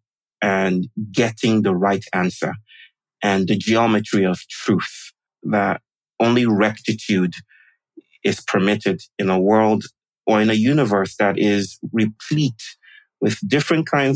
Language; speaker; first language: English; non-native, local second language; Yoruba